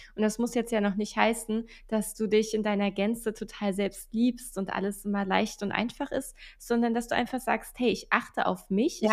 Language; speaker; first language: German; native; German